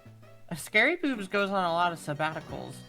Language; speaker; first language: English; native; English